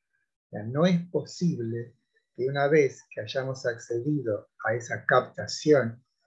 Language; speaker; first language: Spanish; native; Spanish